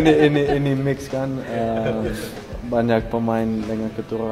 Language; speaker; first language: Indonesian; early bilingual, heritage; Dutch